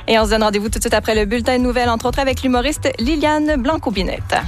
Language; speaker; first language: French; native; French